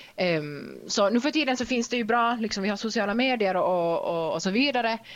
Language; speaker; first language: Swedish; native; Swedish